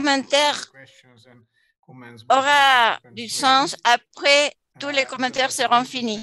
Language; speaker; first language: French; non-native, fluent; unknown